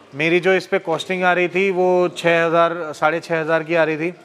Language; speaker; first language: Hindi; native; Hindi